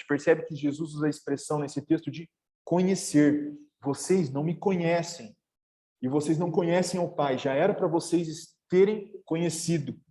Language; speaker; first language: Portuguese; native; Portuguese